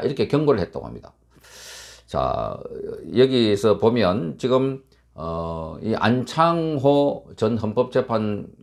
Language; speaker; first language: Korean; native; Korean